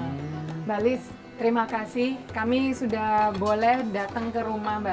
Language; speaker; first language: Indonesian; native; Indonesian